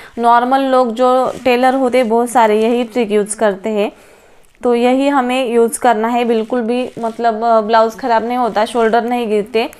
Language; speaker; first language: Hindi; non-native, local second language; Marathi